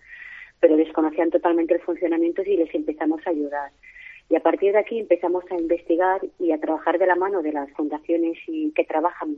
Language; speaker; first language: Spanish; native; Spanish